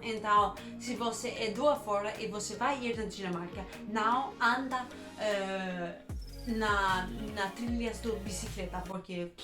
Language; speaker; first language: Portuguese; non-native, learner; Danish